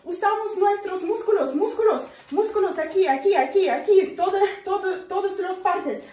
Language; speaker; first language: Spanish; non-native, learner; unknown